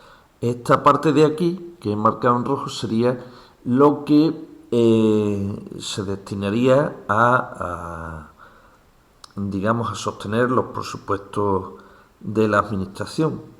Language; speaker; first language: Spanish; native; Spanish